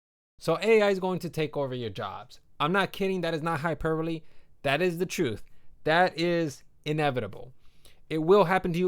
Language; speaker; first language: English; native; English